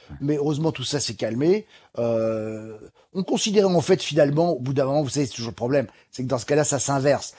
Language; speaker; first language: French; native; French